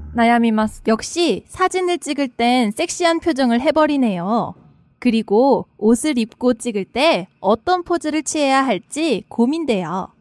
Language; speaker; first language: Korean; non-native, learner; Japanese